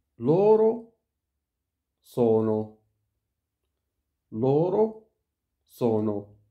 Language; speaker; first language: Italian; non-native, learner; Arabic